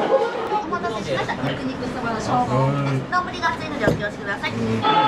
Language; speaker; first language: Japanese; native; Japanese